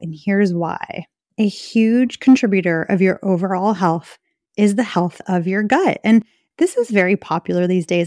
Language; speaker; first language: English; native; English